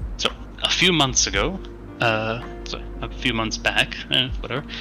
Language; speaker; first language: English; non-native, fluent; Greek